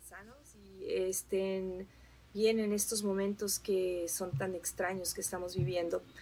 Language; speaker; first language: Spanish; native; Spanish